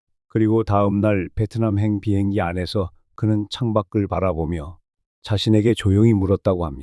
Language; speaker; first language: Korean; native; Korean